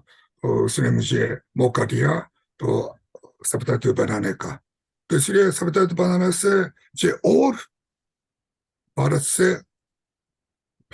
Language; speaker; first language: Hindi; non-native, fluent; Japanese